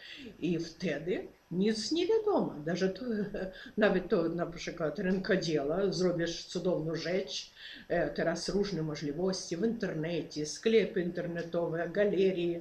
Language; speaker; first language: Polish; non-native, fluent; Ukrainian